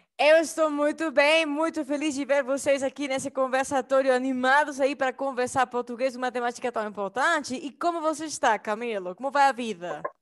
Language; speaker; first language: Portuguese; non-native, fluent; Spanish